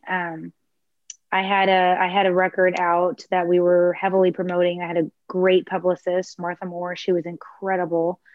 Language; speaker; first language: English; native; English